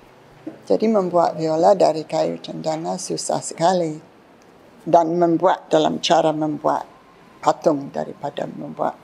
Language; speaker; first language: Indonesian; non-native, fluent; English